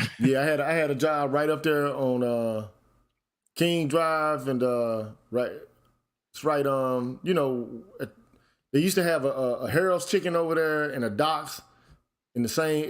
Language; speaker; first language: English; native; English